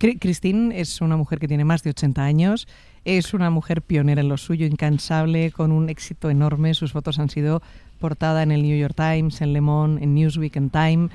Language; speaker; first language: Spanish; native; Spanish